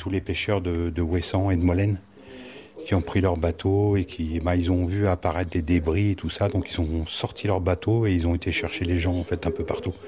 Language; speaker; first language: French; native; French